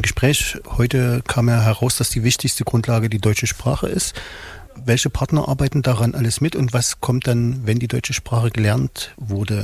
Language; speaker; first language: German; native; German